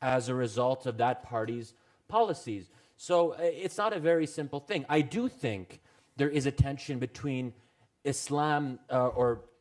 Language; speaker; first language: English; native; English